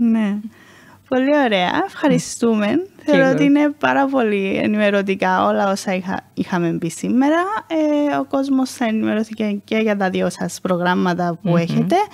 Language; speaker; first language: Greek; native; Greek